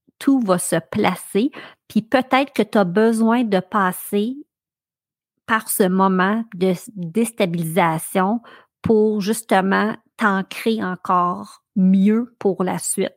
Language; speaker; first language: French; native; French